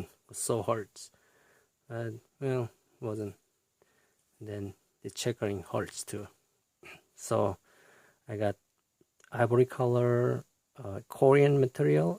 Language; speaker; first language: English; non-native, fluent; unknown